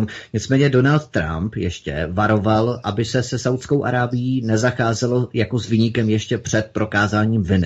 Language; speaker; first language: Czech; native; Czech